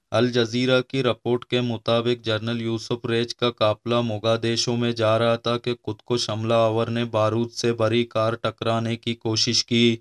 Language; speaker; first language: Urdu; non-native, local second language; Baluchi